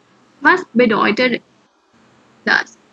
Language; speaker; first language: German; non-native, fluent; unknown